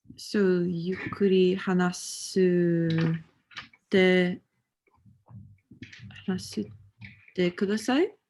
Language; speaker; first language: Japanese; non-native, learner; English